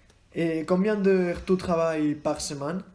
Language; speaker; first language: French; non-native, learner; Spanish